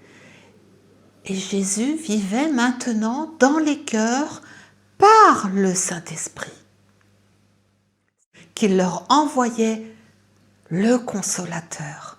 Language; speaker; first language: French; native; French